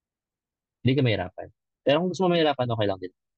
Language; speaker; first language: Filipino; native; Filipino